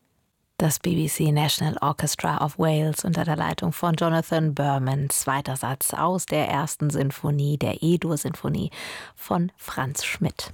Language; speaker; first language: German; native; German